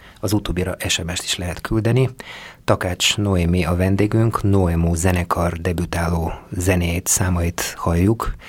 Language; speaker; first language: Hungarian; native; Hungarian